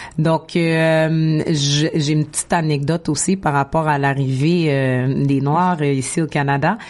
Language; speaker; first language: French; native; French